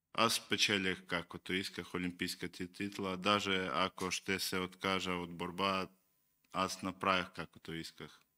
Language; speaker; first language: Bulgarian; non-native, learner; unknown